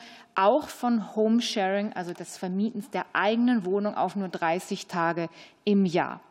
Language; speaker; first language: German; native; German